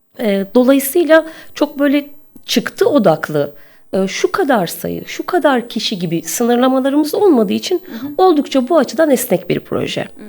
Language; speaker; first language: Turkish; native; Turkish